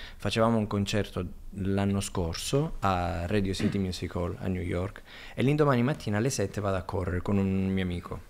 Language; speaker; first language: Italian; native; Italian